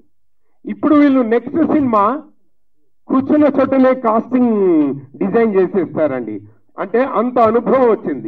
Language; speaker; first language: Telugu; native; Telugu